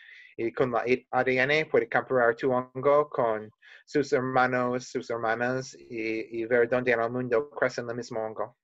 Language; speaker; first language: Spanish; non-native, learner; English